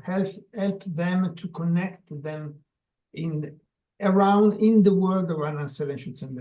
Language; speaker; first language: English; non-native, learner; Italian